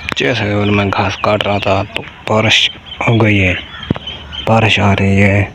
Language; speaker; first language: Urdu; non-native, local second language; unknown